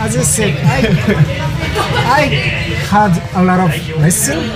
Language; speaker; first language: English; non-native, learner; Japanese